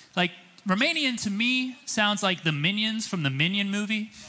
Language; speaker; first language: English; native; English